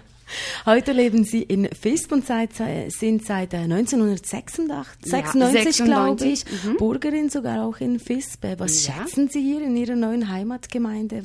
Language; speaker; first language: German; native; German